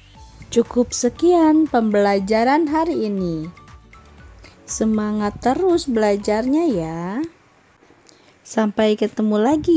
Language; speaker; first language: Indonesian; native; Indonesian